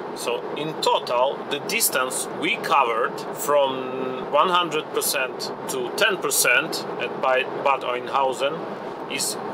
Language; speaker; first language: English; non-native, fluent; Ukrainian